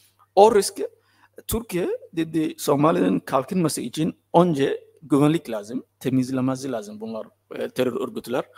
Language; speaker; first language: Turkish; non-native, fluent; Somali